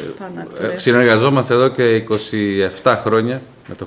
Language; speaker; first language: Greek; non-native, fluent; Spanish